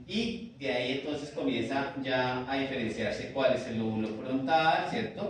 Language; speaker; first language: Spanish; native; Spanish